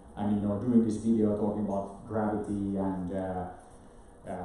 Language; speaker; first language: English; non-native, fluent; Finnish